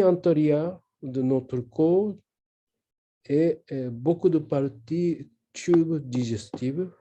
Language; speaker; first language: French; non-native, learner; Japanese